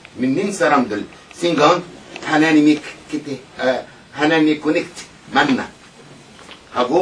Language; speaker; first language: Korean; non-native, learner; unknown